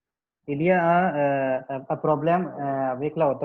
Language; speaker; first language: French; non-native, learner; Hindi